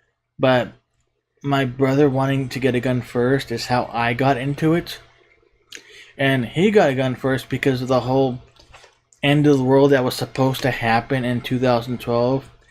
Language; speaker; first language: English; native; English